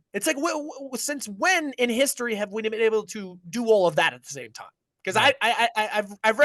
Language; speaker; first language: English; native; English